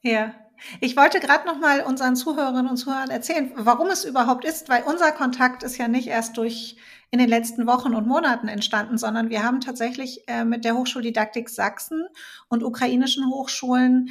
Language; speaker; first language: German; native; German